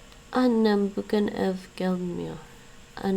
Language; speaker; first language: Turkish; non-native, learner; English